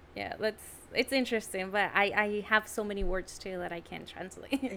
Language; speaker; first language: English; early bilingual, other home language; Spanish